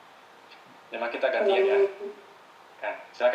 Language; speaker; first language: Malay; native; Malay